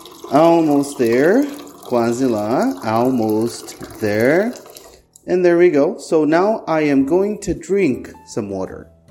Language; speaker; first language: English; non-native, fluent; Portuguese